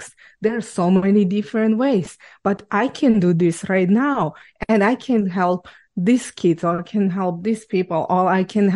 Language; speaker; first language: English; non-native, fluent; Ukrainian